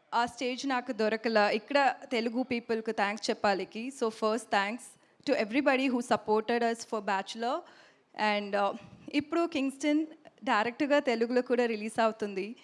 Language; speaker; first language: Telugu; non-native, local second language; Tamil